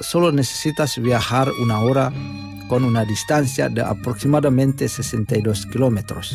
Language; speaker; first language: Spanish; non-native, fluent; Indonesian